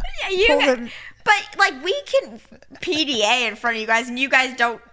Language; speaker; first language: English; native; English